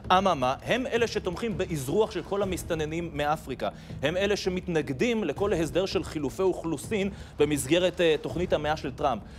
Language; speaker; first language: Hebrew; native; Hebrew